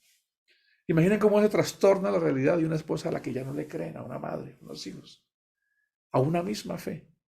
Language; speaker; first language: Spanish; native; Spanish